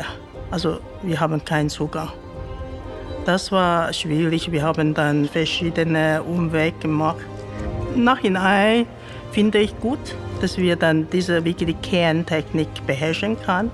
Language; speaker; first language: German; non-native, fluent; Chinese